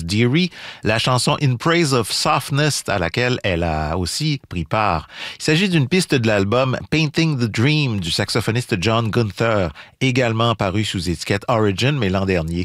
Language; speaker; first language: French; native; French